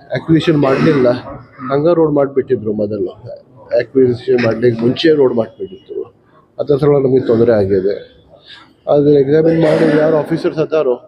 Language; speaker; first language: Kannada; native; Kannada